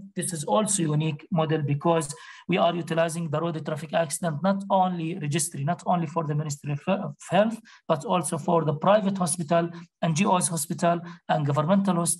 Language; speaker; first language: English; non-native, fluent; Arabic